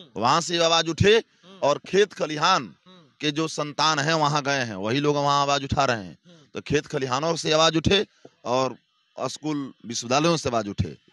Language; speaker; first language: Hindi; native; Hindi